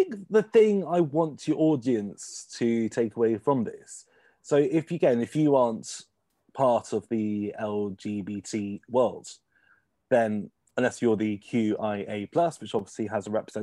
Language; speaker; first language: English; native; English